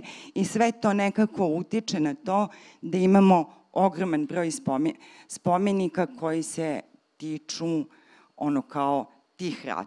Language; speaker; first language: Serbian; native; Serbian